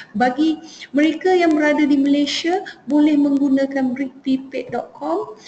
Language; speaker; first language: Malay; native; Malay